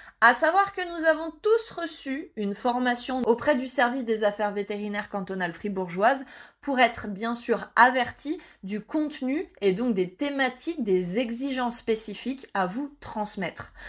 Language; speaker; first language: French; native; French